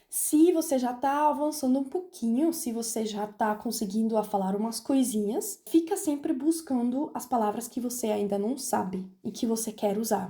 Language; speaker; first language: Portuguese; non-native, fluent; German